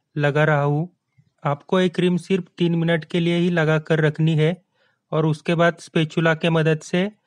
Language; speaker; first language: Hindi; native; Hindi